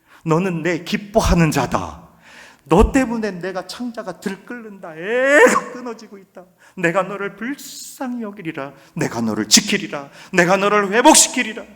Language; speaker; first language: Korean; native; Korean